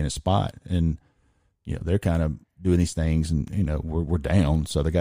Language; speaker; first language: English; native; English